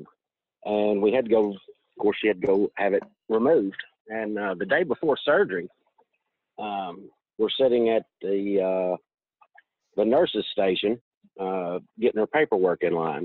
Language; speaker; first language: English; native; English